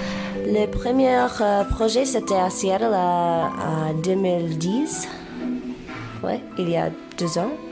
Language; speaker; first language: French; non-native, learner; English